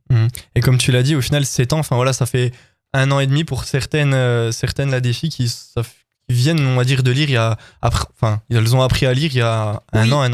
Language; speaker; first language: French; native; French